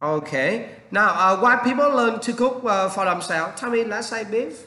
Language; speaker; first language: English; non-native, learner; Vietnamese